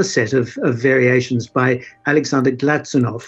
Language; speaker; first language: English; native; English